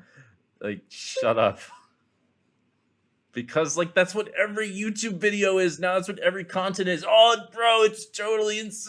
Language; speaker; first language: English; native; English